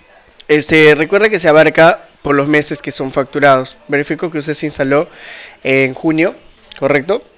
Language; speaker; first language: Spanish; native; Spanish